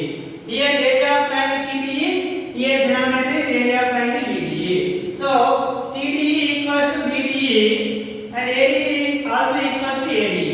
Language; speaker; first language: English; non-native, local second language; Telugu